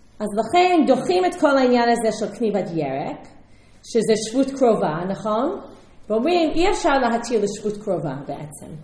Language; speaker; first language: Hebrew; native; Hebrew